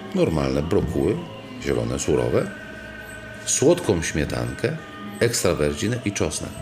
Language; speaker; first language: Polish; non-native, fluent; Italian